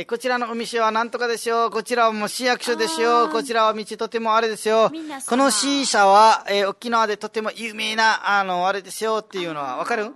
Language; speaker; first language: Japanese; native; Japanese